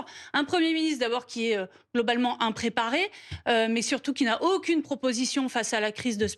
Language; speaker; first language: French; native; French